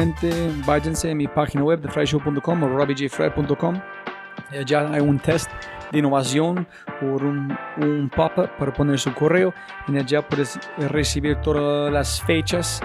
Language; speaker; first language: Spanish; non-native, fluent; English